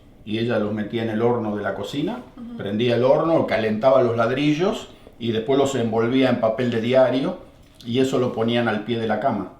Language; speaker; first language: Spanish; native; Spanish